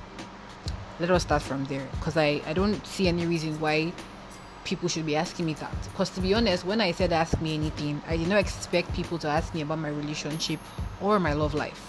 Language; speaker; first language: English; non-native, local second language; Igbo